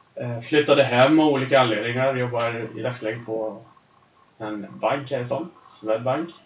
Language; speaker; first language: Swedish; native; Swedish